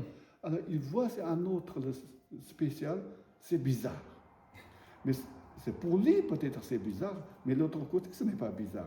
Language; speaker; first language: French; non-native, learner; Tibetan